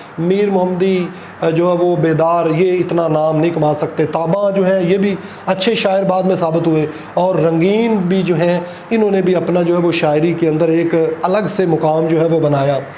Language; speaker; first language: Urdu; native; Urdu